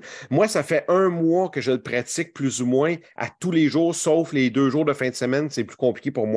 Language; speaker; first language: French; native; French